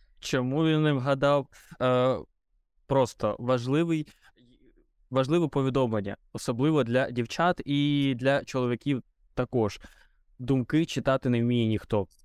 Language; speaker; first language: Ukrainian; non-native, local second language; Russian